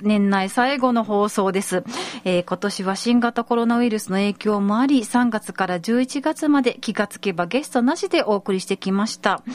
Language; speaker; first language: Japanese; native; Japanese